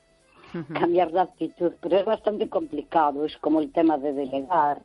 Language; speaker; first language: Spanish; native; Spanish